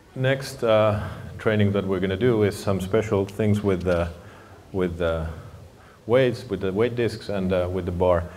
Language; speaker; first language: English; non-native, fluent; Finnish